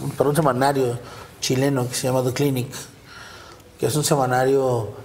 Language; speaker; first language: Spanish; native; Spanish